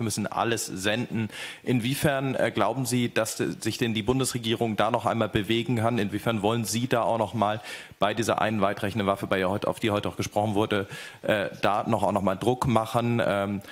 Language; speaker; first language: German; native; German